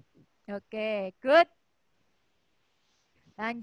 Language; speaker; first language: English; non-native, fluent; Indonesian